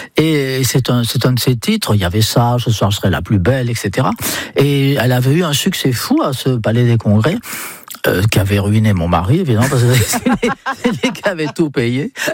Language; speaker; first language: French; non-native, fluent; English